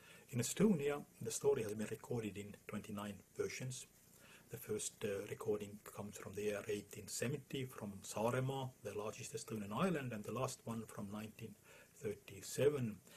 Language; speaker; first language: English; non-native, fluent; Estonian